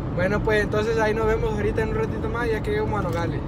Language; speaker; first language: Spanish; early bilingual, heritage; Spanish